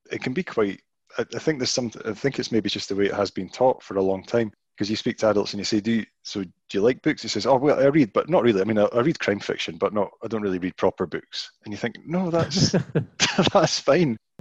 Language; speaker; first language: English; native; English